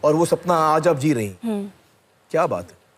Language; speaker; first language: Hindi; native; Hindi